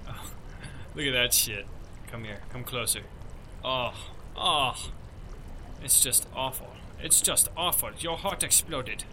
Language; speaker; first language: English; native; English